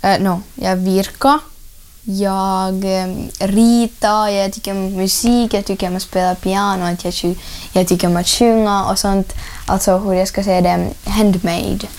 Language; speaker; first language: Swedish; non-native, learner; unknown